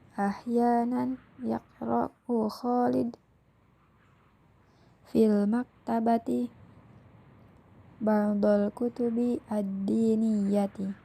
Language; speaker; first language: Arabic; non-native, fluent; Indonesian